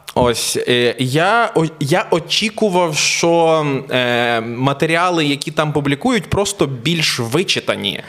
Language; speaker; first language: Ukrainian; native; Ukrainian